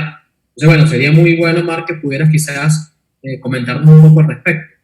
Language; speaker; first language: Spanish; native; Spanish